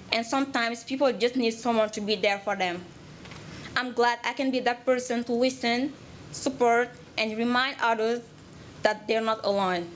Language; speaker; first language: English; non-native, learner; Wolof